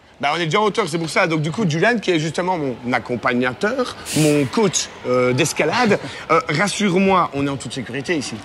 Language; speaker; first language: French; native; French